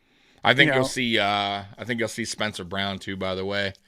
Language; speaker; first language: English; native; English